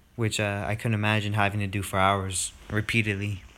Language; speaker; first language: English; early bilingual, other home language; Spanish